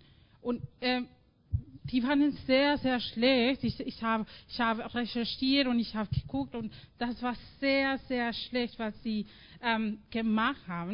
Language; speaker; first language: German; non-native, fluent; Spanish